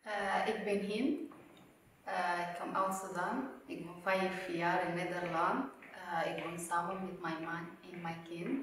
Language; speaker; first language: Dutch; non-native, learner; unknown